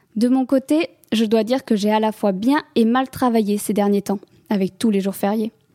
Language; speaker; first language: French; native; French